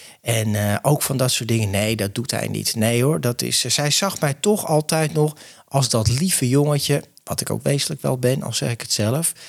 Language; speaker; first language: Dutch; native; Dutch